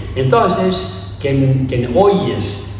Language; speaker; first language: Spanish; non-native, learner; Tibetan